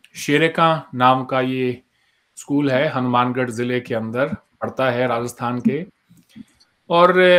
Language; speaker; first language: Hindi; native; Hindi